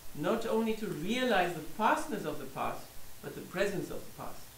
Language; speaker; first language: English; non-native, fluent; German